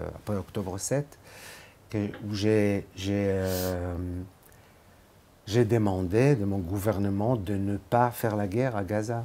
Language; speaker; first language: French; non-native, fluent; Hebrew